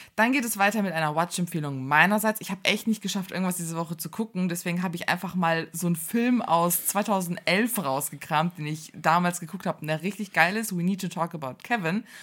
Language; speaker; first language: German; early bilingual, other home language; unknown